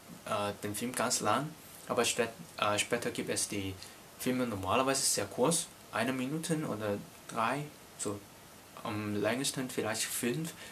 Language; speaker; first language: German; non-native, learner; Cantonese